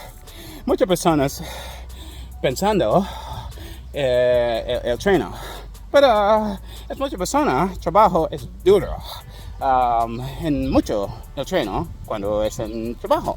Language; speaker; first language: Spanish; non-native, learner; English